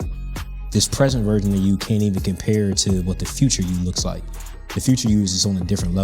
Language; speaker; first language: English; native; English